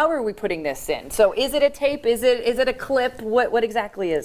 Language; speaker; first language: English; native; English